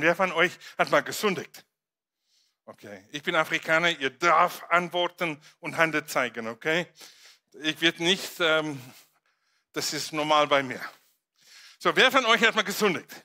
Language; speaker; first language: German; non-native, fluent; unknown